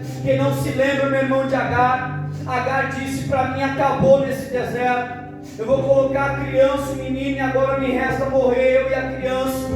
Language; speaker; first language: Portuguese; native; Portuguese